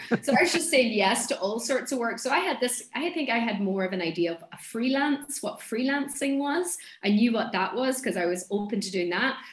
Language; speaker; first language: English; native; English